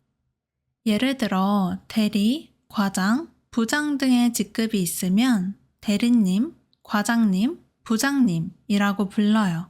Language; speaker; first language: Korean; native; Korean